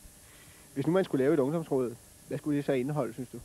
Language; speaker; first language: Danish; native; Danish